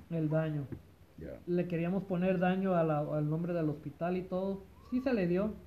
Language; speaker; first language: Spanish; early bilingual, heritage; Spanish